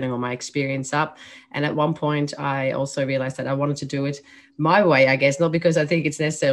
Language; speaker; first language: English; non-native, fluent; Dutch